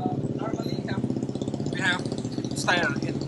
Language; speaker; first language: English; non-native, learner; Indonesian